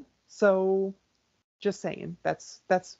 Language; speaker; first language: English; native; English